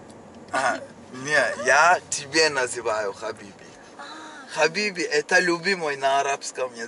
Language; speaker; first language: Russian; non-native, learner; Turkish